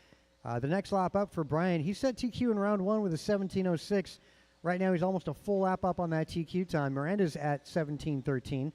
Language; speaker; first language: English; native; English